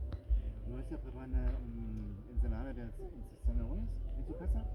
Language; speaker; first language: Spanish; non-native, learner; German